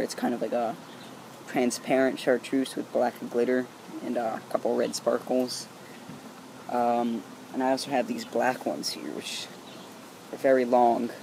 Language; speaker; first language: English; native; English